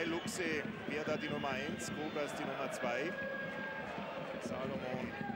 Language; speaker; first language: German; native; German